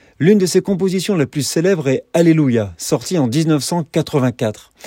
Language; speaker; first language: French; native; French